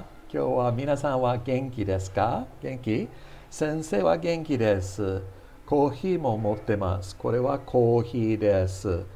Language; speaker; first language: Japanese; non-native, fluent; English